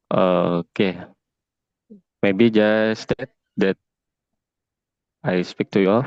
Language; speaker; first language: English; non-native, learner; Indonesian